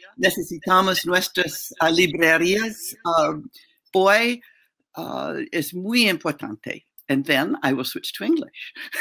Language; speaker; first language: Spanish; non-native, learner; English